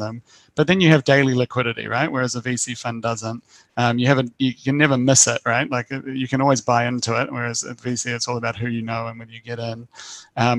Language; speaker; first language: English; native; English